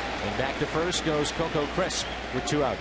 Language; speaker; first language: English; native; English